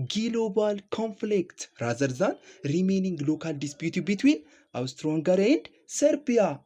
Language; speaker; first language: English; non-native, local second language; Amharic